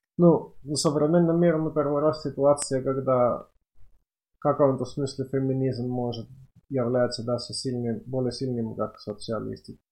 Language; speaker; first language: Russian; non-native, fluent; Finnish